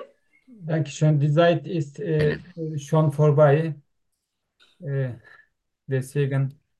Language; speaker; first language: German; non-native, learner; Turkish